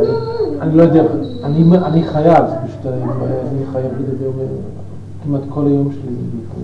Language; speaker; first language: Hebrew; non-native, fluent; English